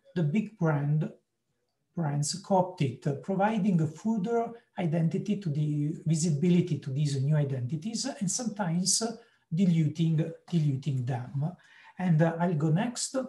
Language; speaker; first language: English; non-native, fluent; Italian